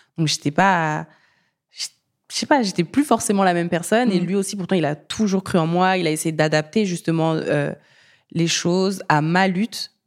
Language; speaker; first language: French; early bilingual, other home language; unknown